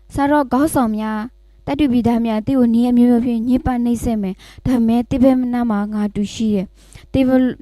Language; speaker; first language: Burmese; non-native, local second language; S'gaw Karen